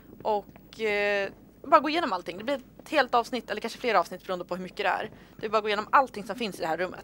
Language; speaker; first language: Swedish; native; Swedish